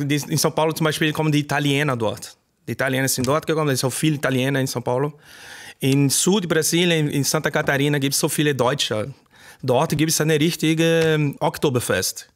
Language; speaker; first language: German; non-native, learner; Portuguese